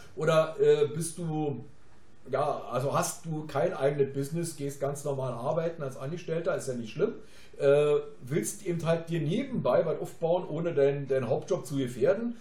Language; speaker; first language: German; native; German